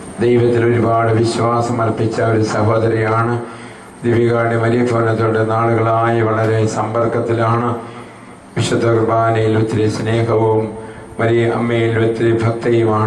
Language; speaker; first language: Malayalam; native; Malayalam